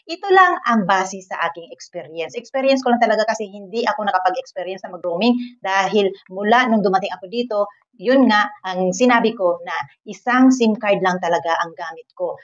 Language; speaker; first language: Filipino; native; Filipino